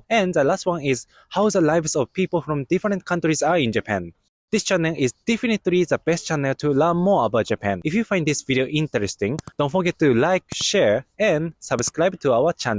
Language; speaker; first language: English; non-native, fluent; Japanese